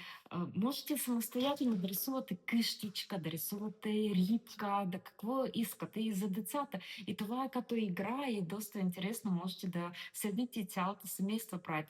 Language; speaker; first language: Bulgarian; non-native, learner; Russian